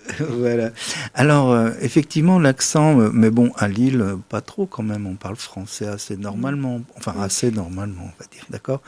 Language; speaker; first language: French; native; French